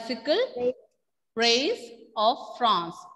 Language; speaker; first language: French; non-native, fluent; Malayalam